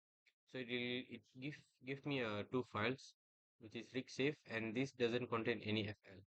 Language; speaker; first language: English; non-native, local second language; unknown